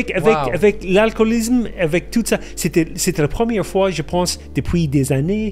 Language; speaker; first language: French; non-native, fluent; English